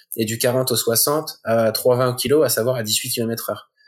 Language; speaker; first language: French; native; French